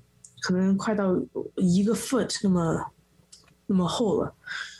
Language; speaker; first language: Chinese; early bilingual, heritage; Chinese